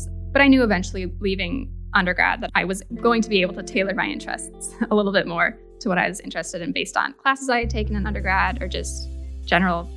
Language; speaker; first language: English; native; English